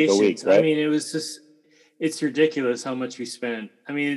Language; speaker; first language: English; native; English